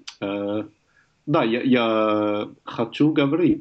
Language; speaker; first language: Russian; non-native, learner; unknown